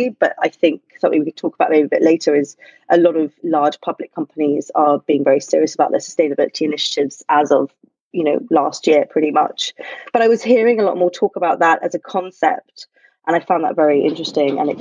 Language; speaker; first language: English; native; English